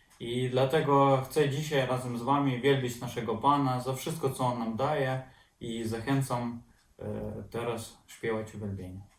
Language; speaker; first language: Polish; non-native, fluent; Ukrainian